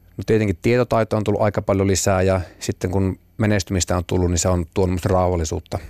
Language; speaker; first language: Finnish; native; Finnish